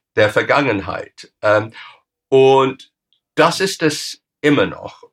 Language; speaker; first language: German; non-native, fluent; English